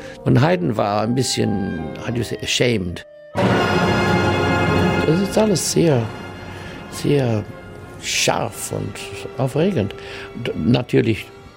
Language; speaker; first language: German; non-native, fluent; English